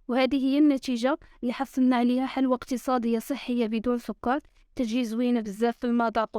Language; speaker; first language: Arabic; native; Arabic